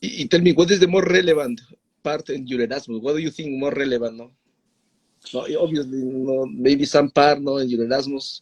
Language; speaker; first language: English; non-native, learner; Spanish